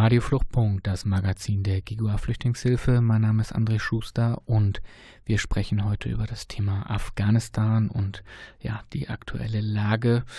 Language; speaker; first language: German; native; German